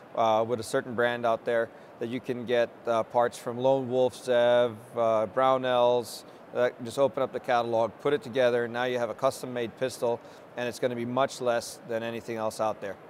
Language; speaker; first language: English; non-native, local second language; Filipino